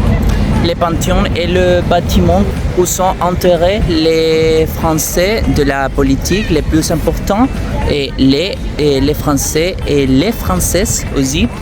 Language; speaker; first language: French; non-native, learner; Spanish